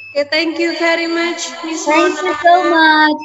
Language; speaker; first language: English; non-native, fluent; Arabic